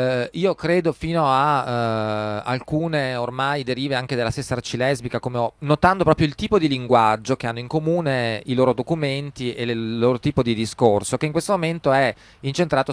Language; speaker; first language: Italian; native; Italian